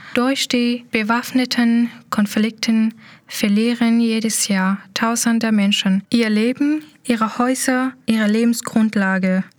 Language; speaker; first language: German; native; German